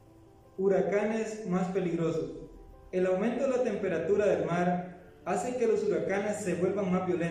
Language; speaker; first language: Spanish; native; Spanish